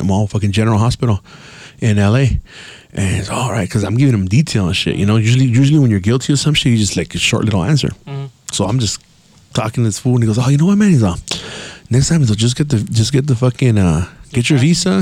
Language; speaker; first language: English; early bilingual, other home language; Spanish